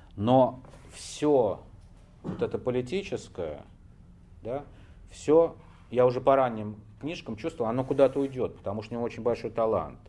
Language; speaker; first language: Russian; native; Russian